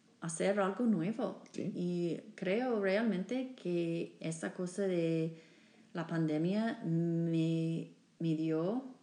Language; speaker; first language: Spanish; non-native, fluent; English